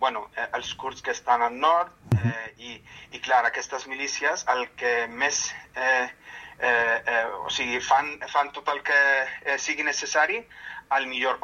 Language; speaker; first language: Catalan; non-native, fluent; Arabic